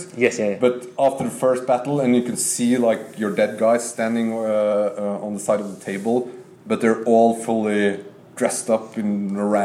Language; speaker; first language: English; non-native, fluent; Norwegian